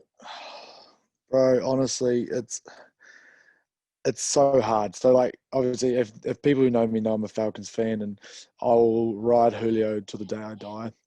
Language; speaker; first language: English; native; English